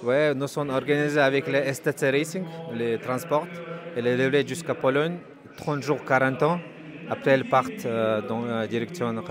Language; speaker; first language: French; non-native, learner; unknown